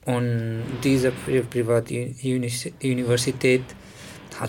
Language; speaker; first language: German; non-native, learner; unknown